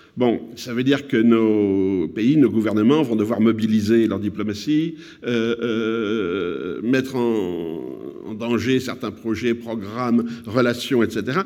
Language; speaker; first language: French; native; French